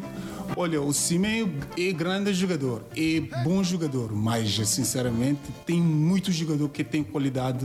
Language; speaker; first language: Portuguese; non-native, learner; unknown